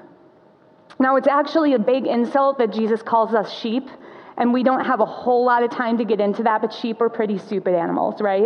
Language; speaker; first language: English; native; English